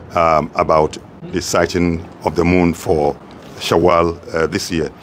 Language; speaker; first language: English; non-native, local second language; Hausa